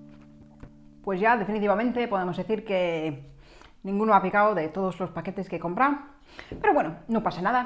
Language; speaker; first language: Spanish; non-native, fluent; English